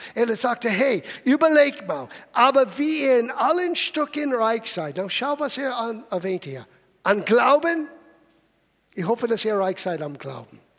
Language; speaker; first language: German; non-native, fluent; English